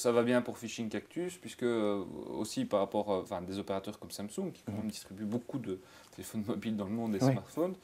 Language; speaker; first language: French; native; French